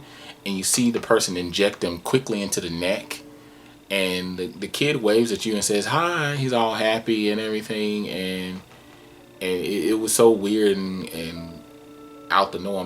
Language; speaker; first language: English; native; English